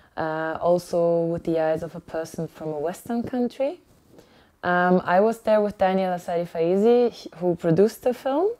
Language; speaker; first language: English; early bilingual, other home language; Ukrainian